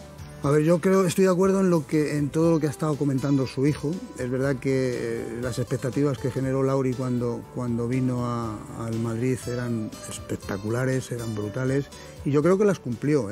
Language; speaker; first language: Spanish; native; Spanish